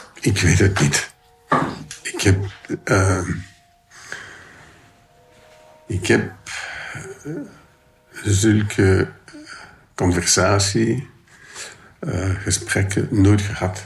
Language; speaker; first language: Dutch; non-native, local second language; French